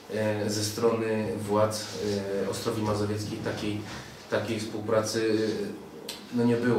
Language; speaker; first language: Polish; native; Polish